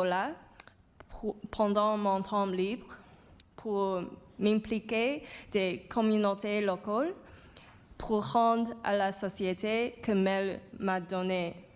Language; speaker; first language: French; non-native, fluent; Chinese